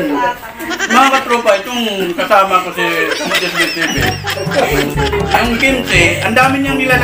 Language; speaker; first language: Filipino; non-native, local second language; Cebuano